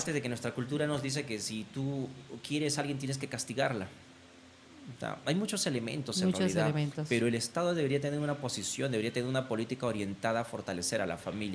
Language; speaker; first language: Spanish; native; Spanish